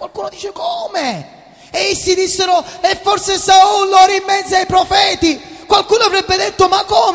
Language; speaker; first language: Italian; native; Italian